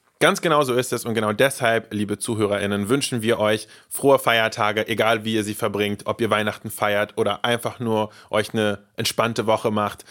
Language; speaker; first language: German; early bilingual, other home language; Russian